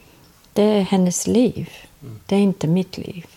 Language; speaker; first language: Swedish; non-native, fluent; English